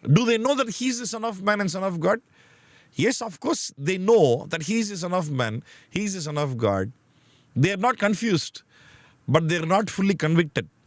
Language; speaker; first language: English; non-native, local second language; Tamil